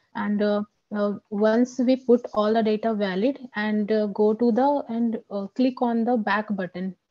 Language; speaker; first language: English; non-native, local second language; Hindi